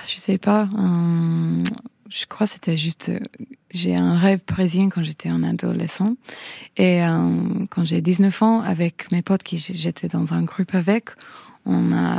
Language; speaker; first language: French; non-native, fluent; English